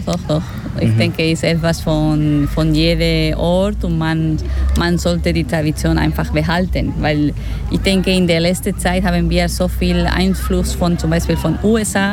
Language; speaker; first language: German; non-native, fluent; Spanish